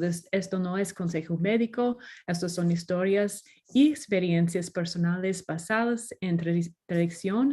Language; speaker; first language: Spanish; non-native, learner; English